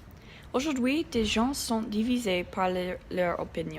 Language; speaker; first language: French; non-native, learner; English